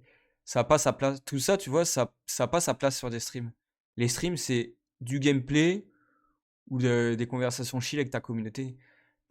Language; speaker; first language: French; native; French